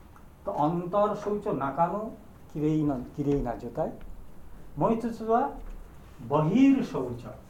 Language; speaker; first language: Japanese; non-native, learner; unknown